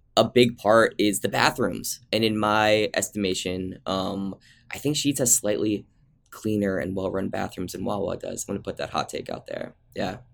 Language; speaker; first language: English; native; English